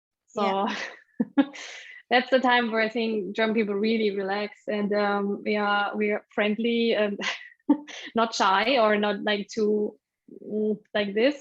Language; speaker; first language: English; non-native, fluent; German